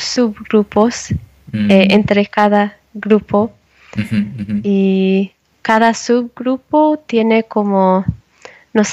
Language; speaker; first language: Spanish; non-native, learner; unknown